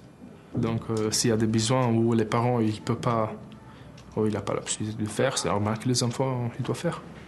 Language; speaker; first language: French; early bilingual, other home language; Albanian